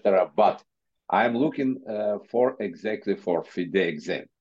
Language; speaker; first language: English; non-native, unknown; Ukrainian